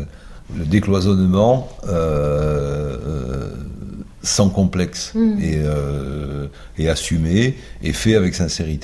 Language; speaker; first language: French; native; French